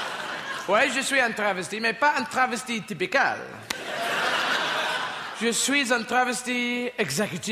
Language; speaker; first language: French; non-native, learner; English